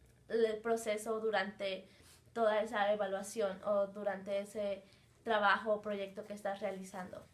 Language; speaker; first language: Spanish; early bilingual, heritage; Spanish